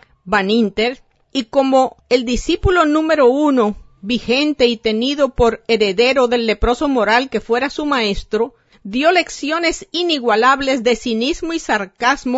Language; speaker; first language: Spanish; native; Spanish